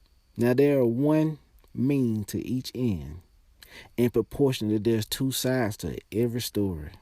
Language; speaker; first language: English; native; English